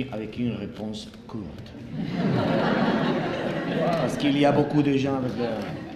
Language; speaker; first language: French; non-native, learner; Spanish